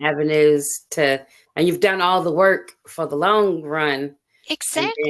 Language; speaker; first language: English; native; English